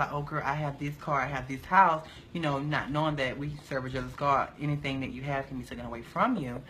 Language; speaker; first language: English; native; English